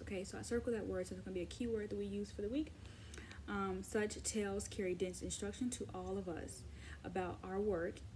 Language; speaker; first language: English; native; English